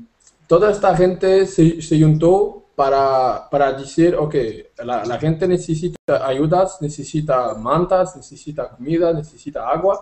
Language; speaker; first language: Spanish; non-native, fluent; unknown